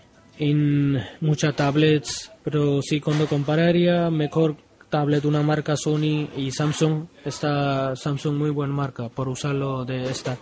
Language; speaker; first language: Spanish; non-native, learner; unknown